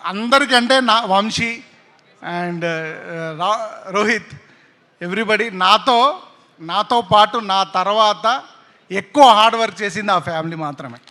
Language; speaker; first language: Telugu; native; Telugu